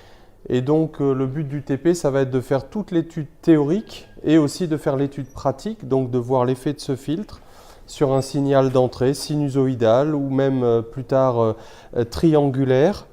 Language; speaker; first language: French; native; French